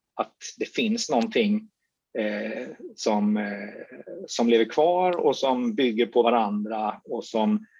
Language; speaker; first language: Swedish; native; Swedish